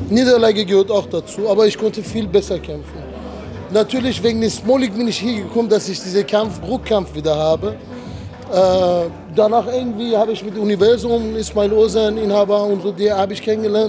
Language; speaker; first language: German; non-native, fluent; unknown